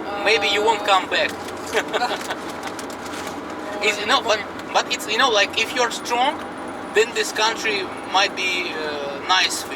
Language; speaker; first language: English; non-native, fluent; Russian